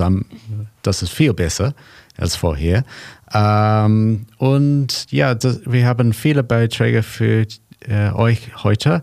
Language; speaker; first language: German; non-native, learner; English